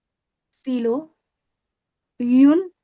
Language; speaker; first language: French; non-native, learner; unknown